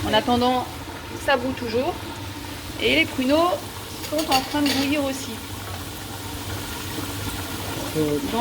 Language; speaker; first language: French; native; French